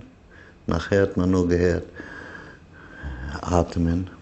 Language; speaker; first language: German; non-native, fluent; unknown